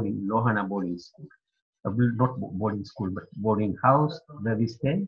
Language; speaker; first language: English; non-native, local second language; Gujarati